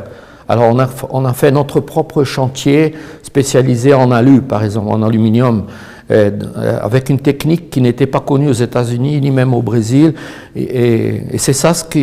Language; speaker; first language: French; non-native, fluent; Portuguese